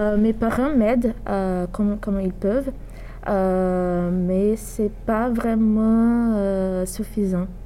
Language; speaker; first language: French; non-native, fluent; Portuguese